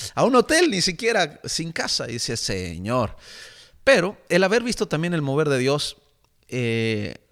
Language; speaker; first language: Spanish; native; Spanish